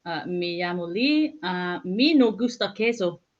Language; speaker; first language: Spanish; non-native, learner; English